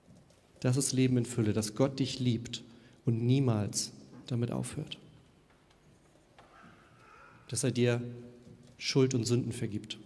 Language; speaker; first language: German; native; German